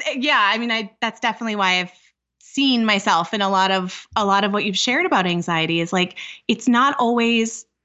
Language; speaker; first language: English; native; English